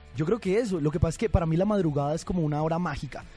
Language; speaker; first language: Spanish; native; Spanish